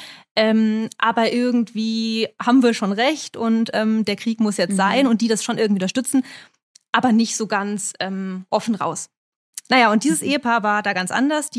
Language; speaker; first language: German; native; German